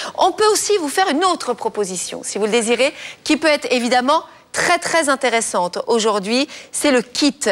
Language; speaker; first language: French; native; French